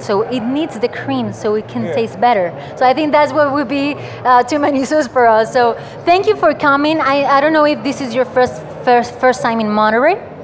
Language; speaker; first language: English; non-native, fluent; Spanish